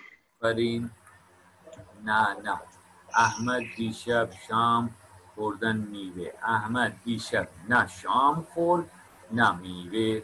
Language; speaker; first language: Persian; non-native, fluent; Urdu